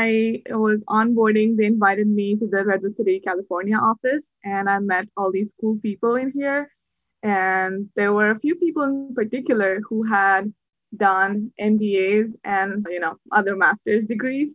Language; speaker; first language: English; non-native, local second language; Hindi